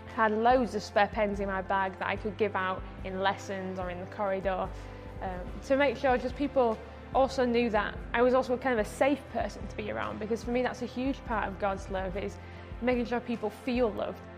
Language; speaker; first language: English; native; English